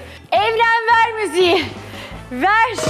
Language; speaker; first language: Turkish; native; Turkish